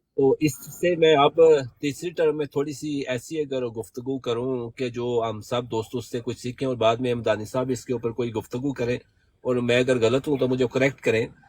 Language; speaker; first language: Urdu; non-native, local second language; Punjabi